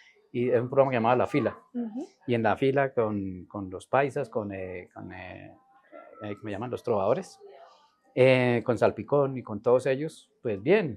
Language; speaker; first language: Spanish; native; Spanish